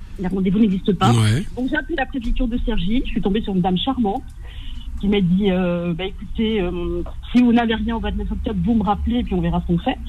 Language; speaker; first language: French; early bilingual, other home language; Arabic